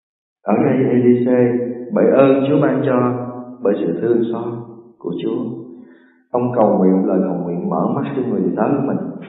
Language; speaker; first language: Vietnamese; native; Vietnamese